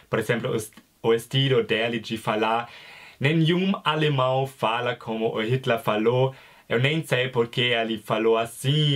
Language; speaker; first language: Portuguese; non-native, fluent; German